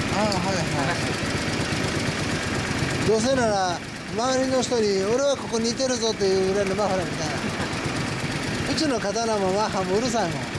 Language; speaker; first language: Japanese; native; Japanese